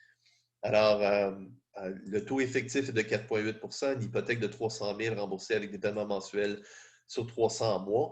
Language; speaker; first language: French; native; French